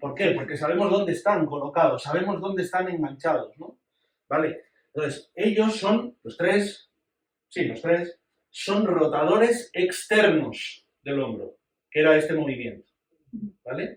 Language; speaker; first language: Spanish; native; Spanish